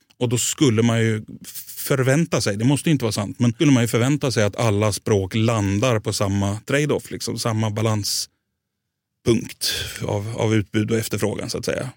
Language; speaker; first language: Swedish; native; Swedish